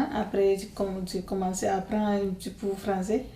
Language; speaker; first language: French; non-native, learner; Nepali